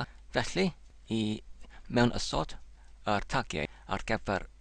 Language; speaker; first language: Welsh; non-native, fluent; English